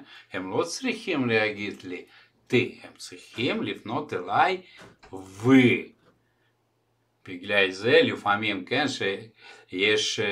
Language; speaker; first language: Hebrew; non-native, fluent; Russian